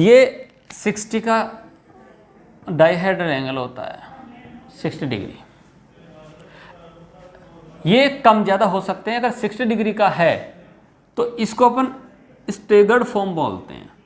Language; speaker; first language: Hindi; native; Hindi